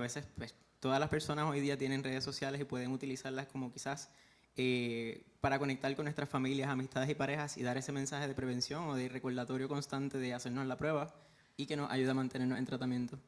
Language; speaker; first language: Spanish; native; Spanish